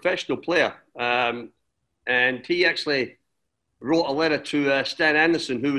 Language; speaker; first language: English; native; English